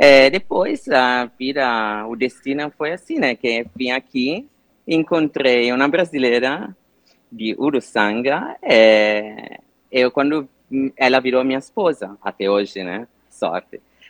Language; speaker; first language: Portuguese; non-native, fluent; Italian